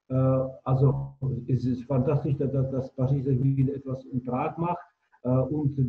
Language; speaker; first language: German; non-native, fluent; Czech